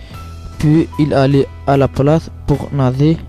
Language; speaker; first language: French; non-native, learner; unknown